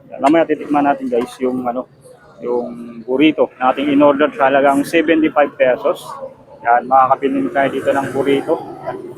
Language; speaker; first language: Filipino; native; Filipino